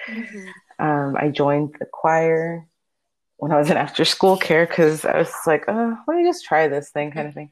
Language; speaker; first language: English; early bilingual, other home language; Spanish